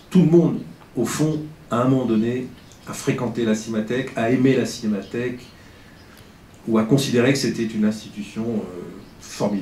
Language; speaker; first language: French; native; French